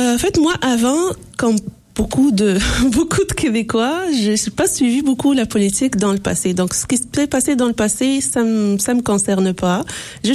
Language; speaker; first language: French; non-native, local second language; Arabic